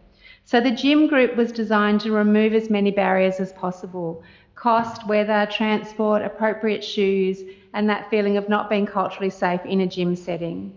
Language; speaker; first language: English; native; English